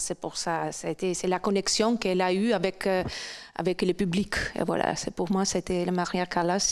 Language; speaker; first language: French; non-native, fluent; Albanian